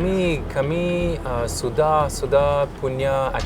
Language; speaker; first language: Indonesian; non-native, learner; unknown